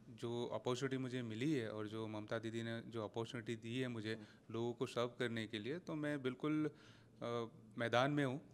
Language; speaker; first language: Hindi; native; Hindi